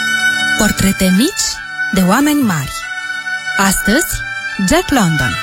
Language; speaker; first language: Romanian; native; Romanian